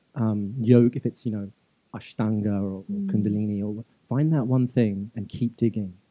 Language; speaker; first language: English; native; English